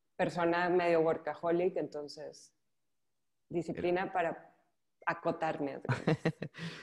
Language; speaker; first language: Spanish; native; Spanish